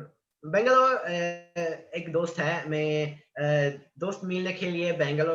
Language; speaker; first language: Hindi; non-native, learner; Italian